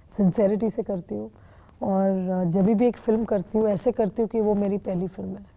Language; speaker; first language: Hindi; non-native, local second language; Bangla